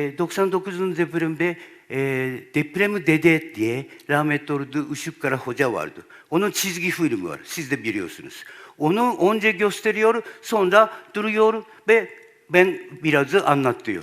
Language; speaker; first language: Turkish; non-native, learner; Japanese